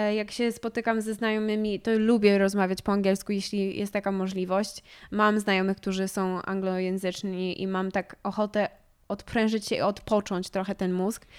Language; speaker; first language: Polish; early bilingual, heritage; Polish